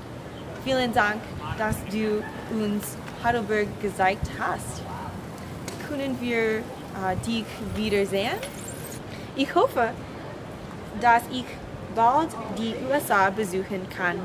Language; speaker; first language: German; non-native, learner; English